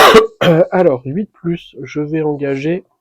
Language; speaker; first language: French; native; French